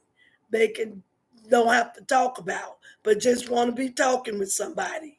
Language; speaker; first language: English; native; English